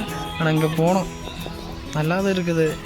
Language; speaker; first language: Tamil; non-native, learner; Malayalam